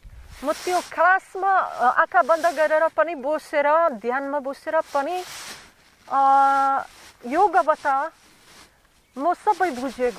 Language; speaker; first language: Nepali; non-native, learner; Slovak